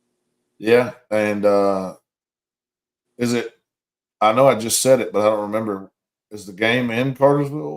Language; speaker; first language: English; native; English